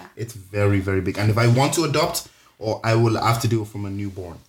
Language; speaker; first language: English; native; English